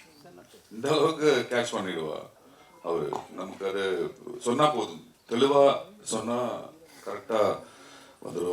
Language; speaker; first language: Tamil; non-native, learner; Malayalam